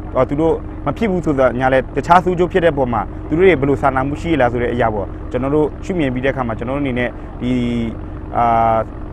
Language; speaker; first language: Burmese; non-native, local second language; Karen languages